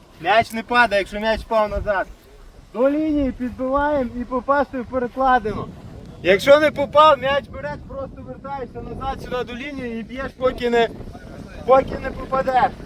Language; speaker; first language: Ukrainian; native; Ukrainian